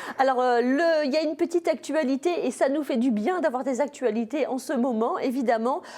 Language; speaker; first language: French; native; French